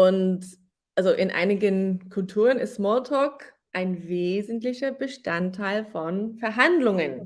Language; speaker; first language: German; non-native, fluent; English